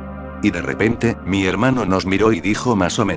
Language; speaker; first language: Spanish; native; Spanish